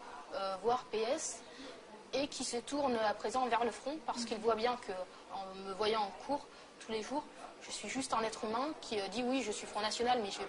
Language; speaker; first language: French; native; French